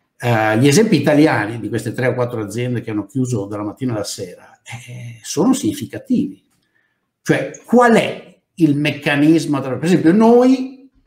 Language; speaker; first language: Italian; native; Italian